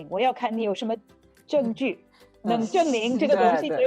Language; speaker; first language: Chinese; non-native, fluent; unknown